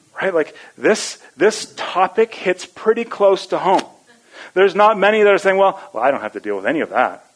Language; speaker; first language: English; native; English